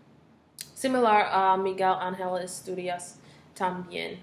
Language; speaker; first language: Spanish; non-native, learner; English